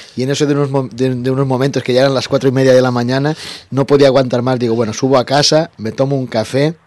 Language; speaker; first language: Spanish; non-native, local second language; Catalan